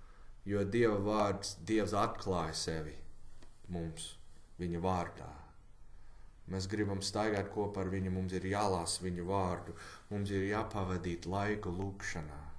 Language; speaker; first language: Latvian; non-native, learner; English